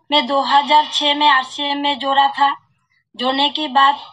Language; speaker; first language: Hindi; non-native, local second language; Assamese